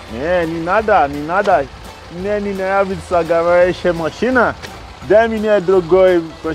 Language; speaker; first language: Russian; non-native, learner; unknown